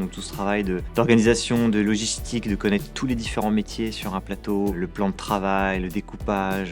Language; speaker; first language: French; native; French